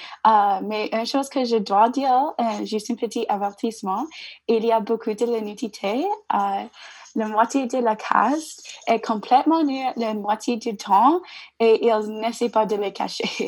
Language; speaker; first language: French; non-native, learner; English